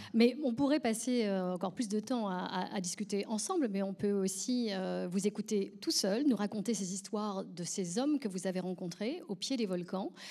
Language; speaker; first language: French; native; French